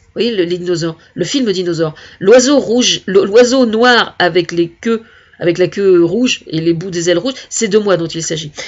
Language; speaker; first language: French; native; French